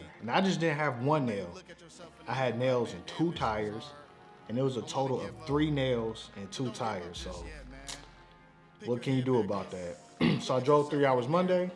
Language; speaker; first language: English; native; English